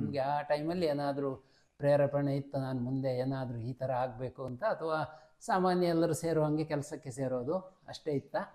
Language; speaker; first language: Kannada; non-native, local second language; Marathi